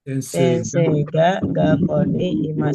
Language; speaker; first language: Japanese; non-native, learner; Indonesian